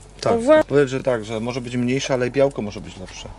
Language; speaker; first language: Polish; native; Polish